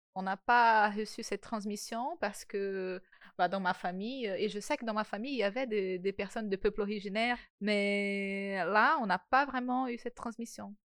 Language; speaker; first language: French; non-native, fluent; Portuguese